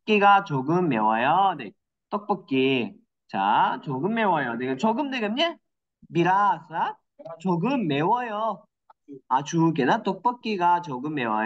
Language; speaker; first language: Korean; non-native, learner; Kyrgyz